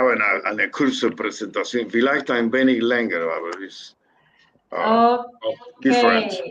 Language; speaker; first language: German; non-native, learner; Spanish